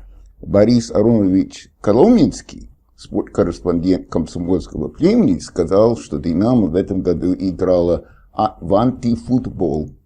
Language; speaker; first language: Russian; non-native, fluent; English